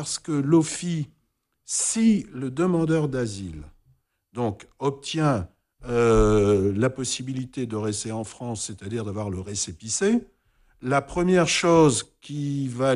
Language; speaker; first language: French; native; French